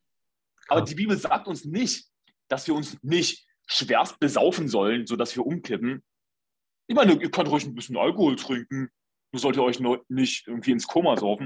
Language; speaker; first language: German; native; German